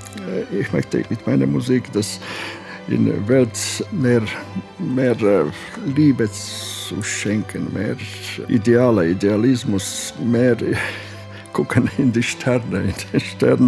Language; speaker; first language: German; non-native, learner; Latvian